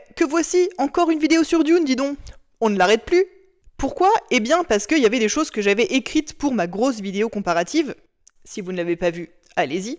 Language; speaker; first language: French; native; French